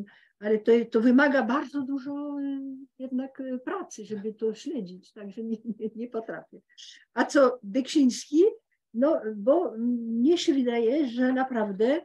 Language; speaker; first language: Polish; early bilingual, heritage; Polish